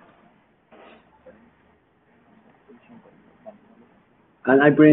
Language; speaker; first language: English; non-native, learner; Spanish